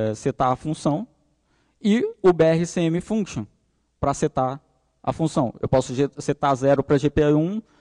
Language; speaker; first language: Portuguese; native; Portuguese